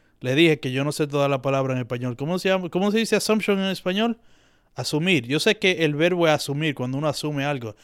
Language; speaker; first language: Spanish; native; Spanish